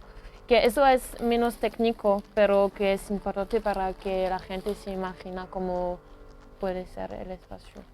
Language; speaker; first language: Spanish; non-native, fluent; French